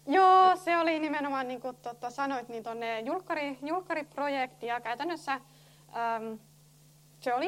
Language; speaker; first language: Finnish; native; Finnish